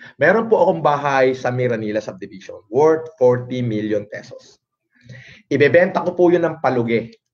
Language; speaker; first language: Filipino; non-native, local second language; Iloko